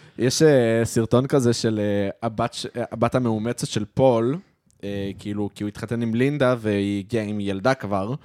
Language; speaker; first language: Hebrew; native; Hebrew